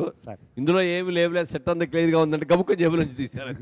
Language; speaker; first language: Telugu; native; Telugu